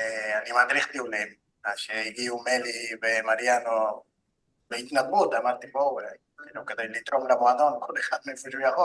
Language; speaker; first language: Hebrew; non-native, fluent; Spanish